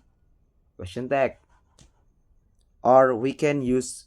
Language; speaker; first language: English; non-native, learner; Indonesian